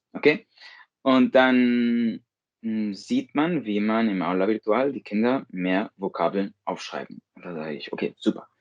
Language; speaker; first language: German; non-native, fluent; Spanish